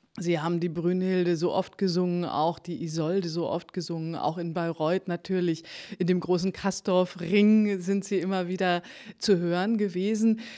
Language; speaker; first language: German; native; German